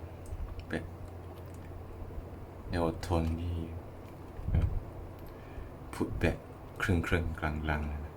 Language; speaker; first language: Thai; non-native, learner; English